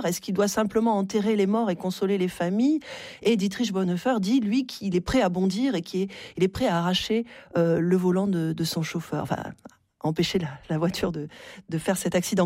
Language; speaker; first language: French; native; French